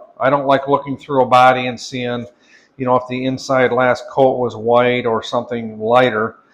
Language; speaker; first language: English; native; English